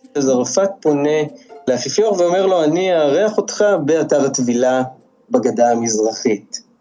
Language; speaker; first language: Hebrew; native; Hebrew